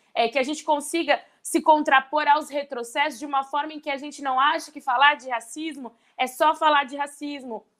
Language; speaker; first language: Portuguese; native; Portuguese